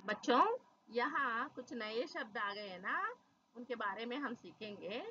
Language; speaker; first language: Hindi; non-native, local second language; Telugu